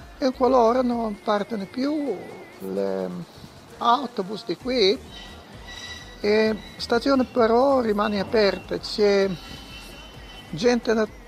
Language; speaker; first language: Italian; non-native, learner; Russian